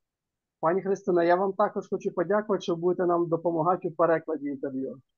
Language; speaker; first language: Ukrainian; native; Ukrainian